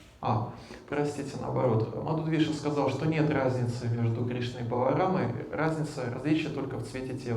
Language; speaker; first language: Russian; native; Russian